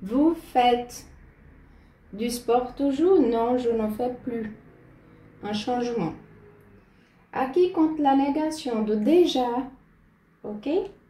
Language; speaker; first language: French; non-native, fluent; Portuguese